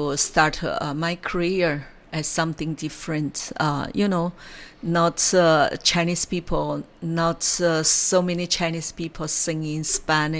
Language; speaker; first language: English; non-native, learner; Chinese